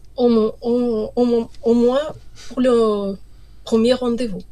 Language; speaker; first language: French; non-native, fluent; Ukrainian